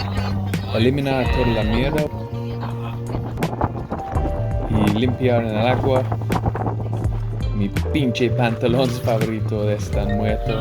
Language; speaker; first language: Spanish; non-native, learner; English